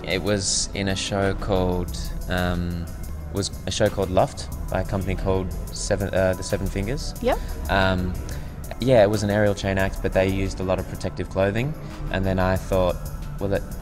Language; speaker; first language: English; native; English